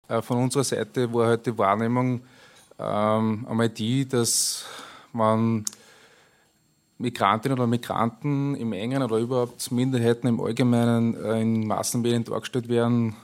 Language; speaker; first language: German; native; German